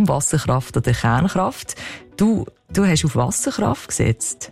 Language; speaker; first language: German; native; German